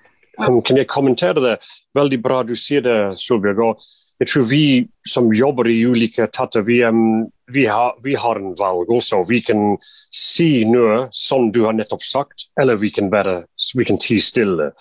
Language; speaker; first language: Norwegian; non-native, fluent; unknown